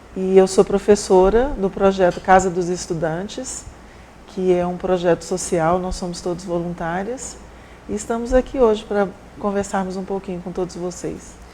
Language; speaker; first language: Portuguese; native; Portuguese